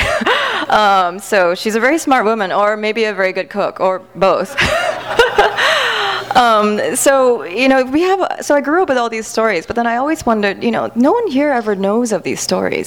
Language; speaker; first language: English; native; English